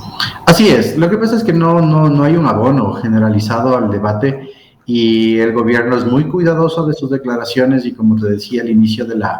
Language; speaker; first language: Spanish; native; Spanish